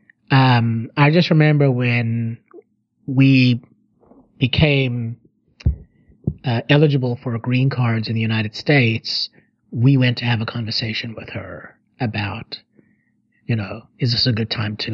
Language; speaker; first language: English; native; English